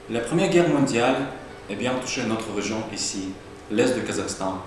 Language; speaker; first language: French; non-native, fluent; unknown